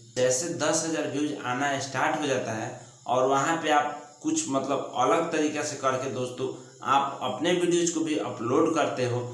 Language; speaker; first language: Hindi; native; Hindi